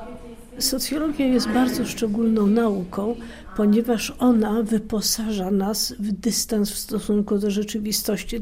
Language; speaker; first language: Polish; native; Polish